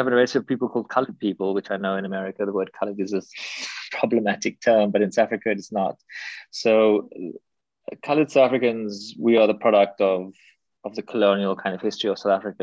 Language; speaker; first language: English; native; English